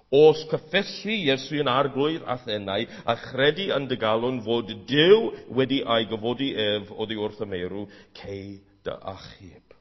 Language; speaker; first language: Welsh; non-native, fluent; English